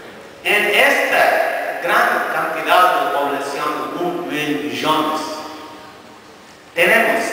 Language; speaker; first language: Spanish; non-native, fluent; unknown